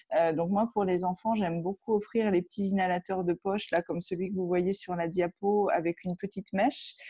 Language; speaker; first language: French; native; French